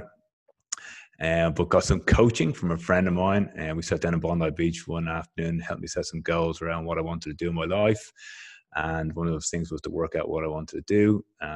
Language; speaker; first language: English; native; English